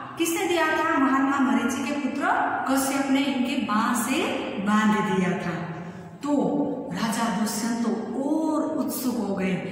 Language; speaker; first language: Hindi; non-native, local second language; Gujarati